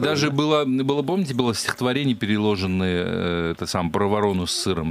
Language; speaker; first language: Russian; native; Russian